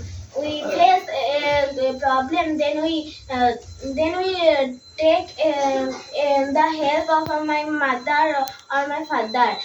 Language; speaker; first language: English; non-native, learner; Bangla